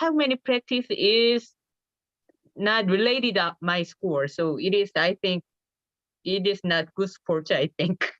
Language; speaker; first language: English; non-native, learner; Korean